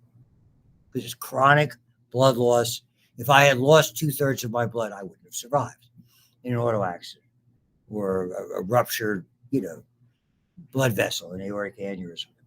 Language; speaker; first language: English; native; English